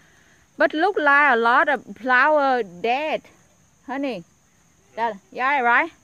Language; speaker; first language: English; non-native, learner; Vietnamese